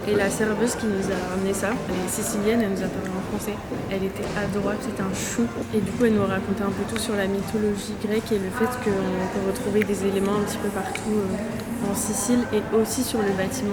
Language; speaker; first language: French; native; French